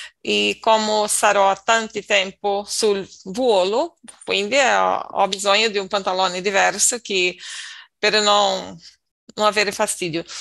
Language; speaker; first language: Italian; non-native, learner; Portuguese